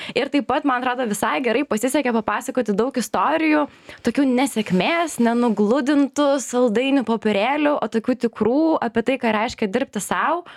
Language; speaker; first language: Lithuanian; native; Lithuanian